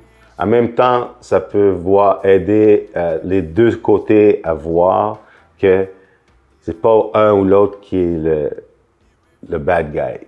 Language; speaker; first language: French; non-native, fluent; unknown